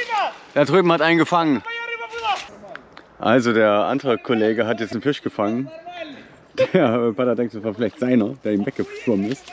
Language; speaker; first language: German; native; German